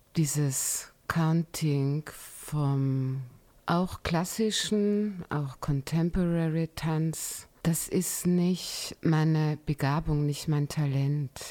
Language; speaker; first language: German; native; German